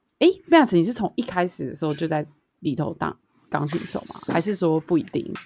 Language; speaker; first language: Chinese; native; Chinese